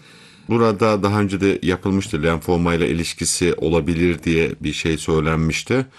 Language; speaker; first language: Turkish; native; Turkish